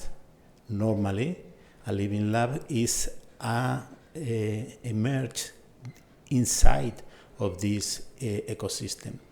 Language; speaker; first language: English; non-native, fluent; Spanish